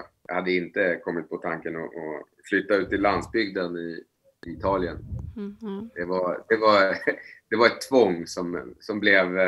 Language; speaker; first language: Swedish; native; Swedish